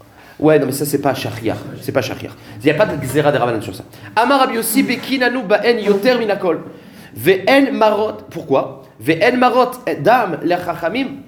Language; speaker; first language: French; native; French